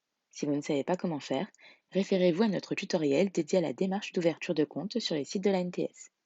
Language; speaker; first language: French; native; French